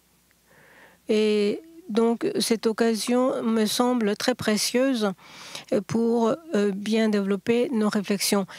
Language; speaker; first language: French; non-native, learner; Japanese